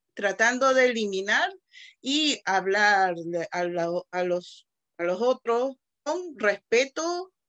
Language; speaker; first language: Spanish; native; Spanish